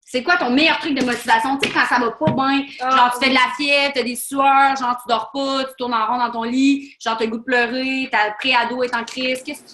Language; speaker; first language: French; native; French